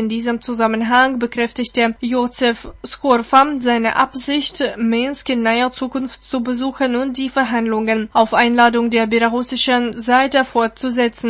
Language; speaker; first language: German; non-native, fluent; Russian